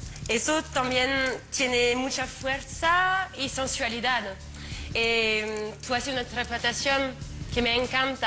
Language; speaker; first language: Spanish; non-native, learner; French